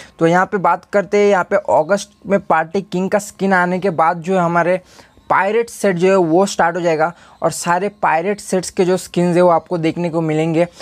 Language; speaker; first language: Hindi; native; Hindi